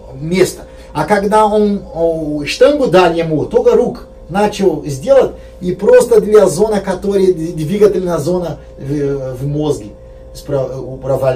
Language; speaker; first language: Russian; non-native, learner; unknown